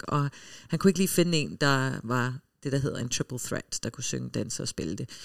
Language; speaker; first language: Danish; early bilingual, heritage; Danish